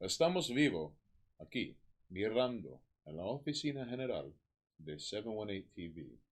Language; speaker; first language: Spanish; non-native, learner; English